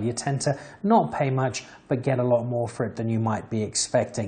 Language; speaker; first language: English; native; English